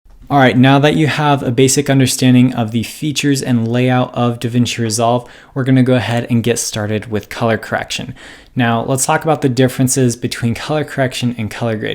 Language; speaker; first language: English; native; English